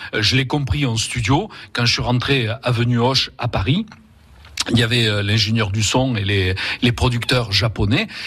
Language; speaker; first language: French; early bilingual, other home language; Spanish